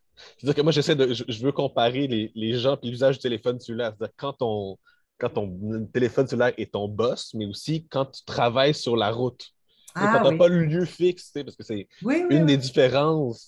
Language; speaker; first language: French; native; French